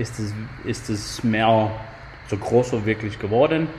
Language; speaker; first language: German; non-native, fluent; Spanish